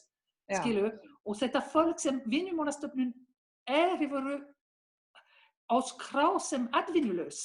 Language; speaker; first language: Icelandic; non-native, learner; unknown